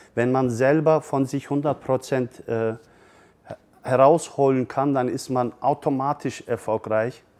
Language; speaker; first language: German; early bilingual, other home language; Turkish